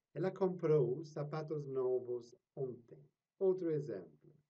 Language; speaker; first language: Portuguese; non-native, fluent; English